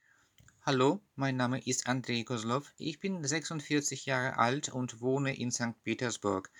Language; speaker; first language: German; non-native, fluent; Russian